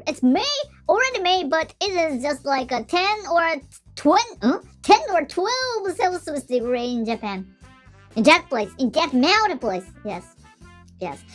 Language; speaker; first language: English; non-native, learner; Japanese